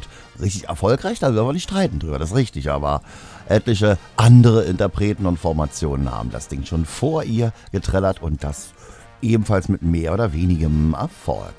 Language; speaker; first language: German; native; German